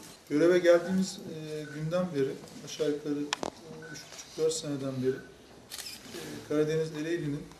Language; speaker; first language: Turkish; native; Turkish